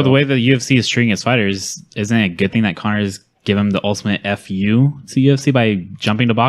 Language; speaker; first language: English; native; English